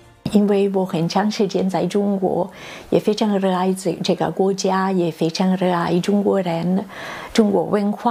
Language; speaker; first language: Chinese; non-native, fluent; Italian